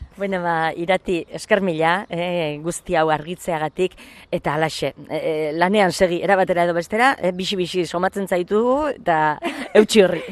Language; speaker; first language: Basque; native; Basque